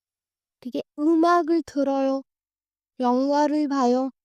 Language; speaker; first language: Korean; non-native, fluent; Hindi